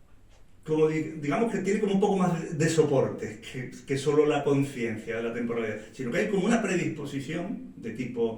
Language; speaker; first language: Spanish; native; Spanish